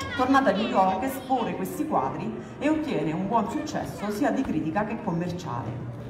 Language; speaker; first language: Italian; native; Italian